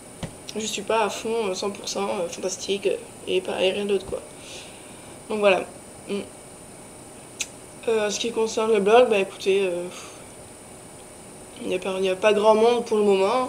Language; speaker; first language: French; native; French